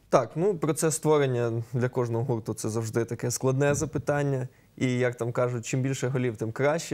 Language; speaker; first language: Ukrainian; native; Ukrainian